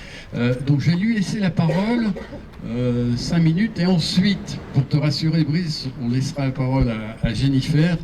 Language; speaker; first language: French; native; French